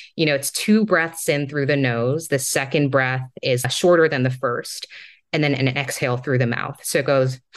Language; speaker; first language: English; native; English